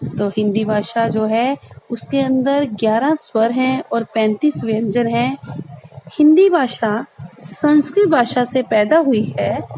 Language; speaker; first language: Hindi; native; Hindi